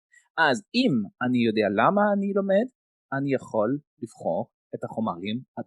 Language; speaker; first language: Hebrew; non-native, fluent; French